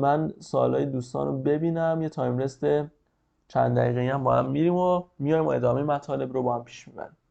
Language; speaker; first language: Persian; native; Persian